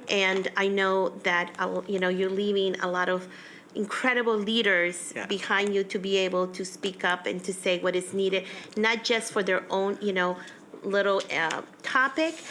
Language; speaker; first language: English; early bilingual, other home language; Spanish